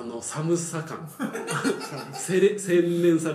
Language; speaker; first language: Japanese; native; Japanese